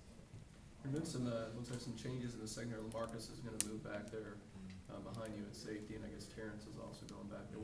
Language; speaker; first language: English; native; English